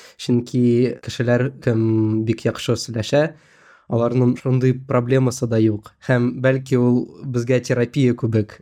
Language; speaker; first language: Tatar; non-native, local second language; Russian